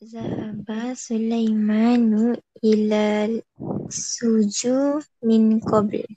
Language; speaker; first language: Arabic; non-native, learner; Malay